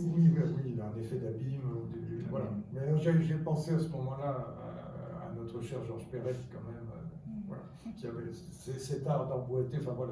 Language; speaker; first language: French; native; French